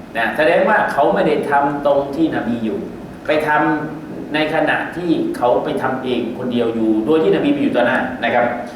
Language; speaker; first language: Thai; native; Thai